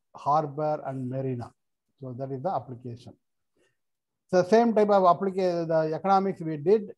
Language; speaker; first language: English; non-native, local second language; Tamil